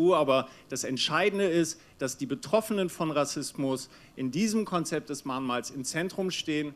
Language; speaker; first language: German; native; German